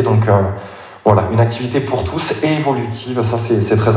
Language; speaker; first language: French; native; French